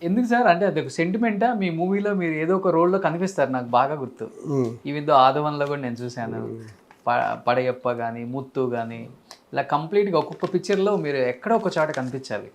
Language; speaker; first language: Telugu; native; Telugu